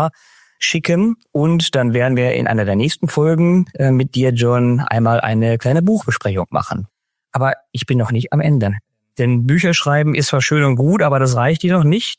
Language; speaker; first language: German; native; German